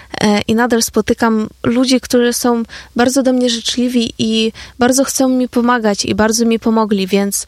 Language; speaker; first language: Polish; non-native, fluent; Ukrainian